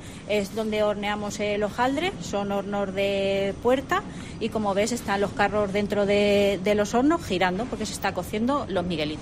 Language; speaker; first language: Spanish; native; Spanish